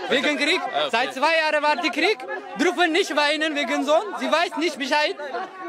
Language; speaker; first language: German; non-native, learner; Tigrinya